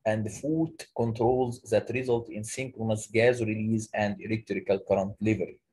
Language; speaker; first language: English; non-native, local second language; Arabic